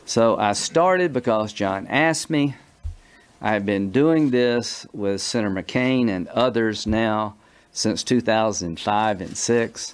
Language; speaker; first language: English; native; English